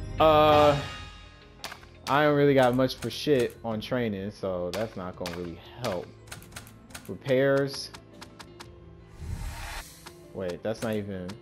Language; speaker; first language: English; native; English